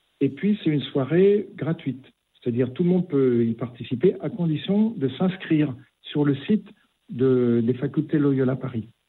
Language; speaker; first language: French; native; French